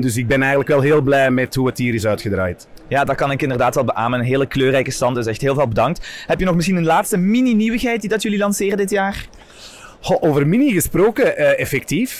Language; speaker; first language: Dutch; native; Dutch